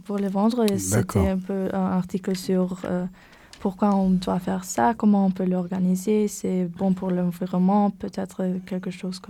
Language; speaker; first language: French; non-native, learner; German